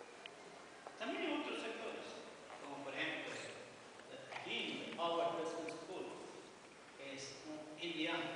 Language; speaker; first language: Spanish; non-native, learner; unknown